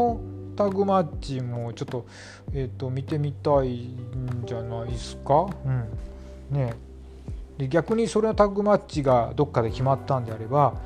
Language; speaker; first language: Japanese; native; Japanese